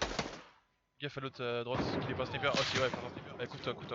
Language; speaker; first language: French; native; French